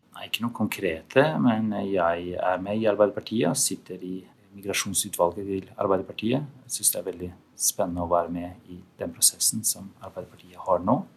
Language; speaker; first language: Norwegian; non-native, fluent; Albanian